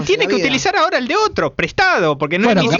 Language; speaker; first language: Spanish; native; Spanish